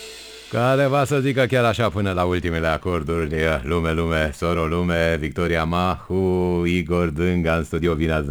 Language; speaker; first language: Romanian; native; Romanian